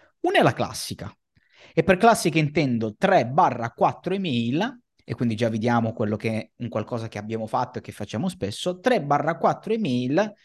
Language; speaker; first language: Italian; native; Italian